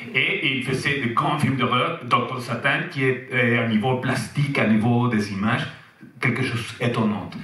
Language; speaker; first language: French; non-native, fluent; Spanish